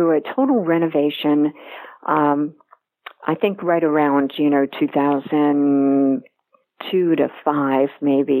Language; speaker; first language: English; native; English